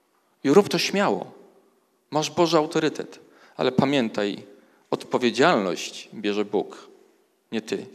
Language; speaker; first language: Polish; native; Polish